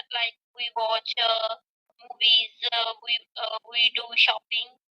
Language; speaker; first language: English; non-native, learner; Punjabi